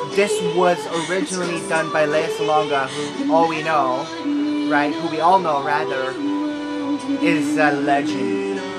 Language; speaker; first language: English; non-native, local second language; Filipino